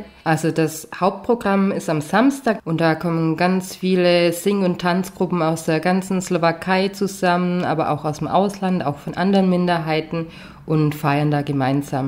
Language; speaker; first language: German; native; German